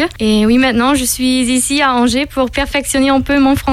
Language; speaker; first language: French; non-native, fluent; German